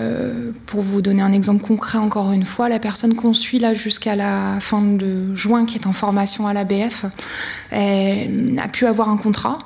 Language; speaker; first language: French; native; French